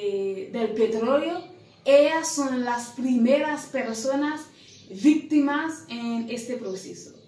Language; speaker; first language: Spanish; non-native, learner; Haitian Creole